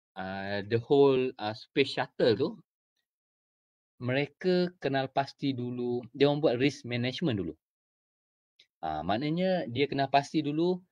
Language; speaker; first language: Malay; native; Malay